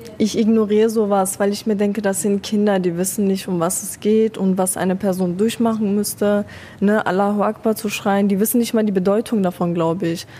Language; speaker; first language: German; early bilingual, other home language; Persian